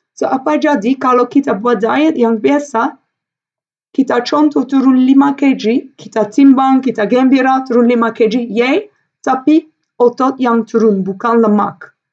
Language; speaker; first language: Malay; non-native, fluent; Dutch